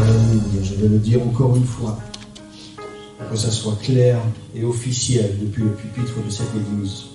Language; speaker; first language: French; native; French